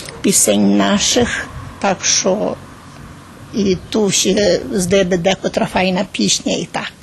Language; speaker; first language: Ukrainian; early bilingual, heritage; Ukrainian